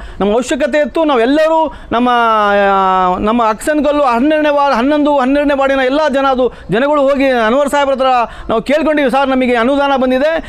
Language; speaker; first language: Kannada; non-native, local second language; Urdu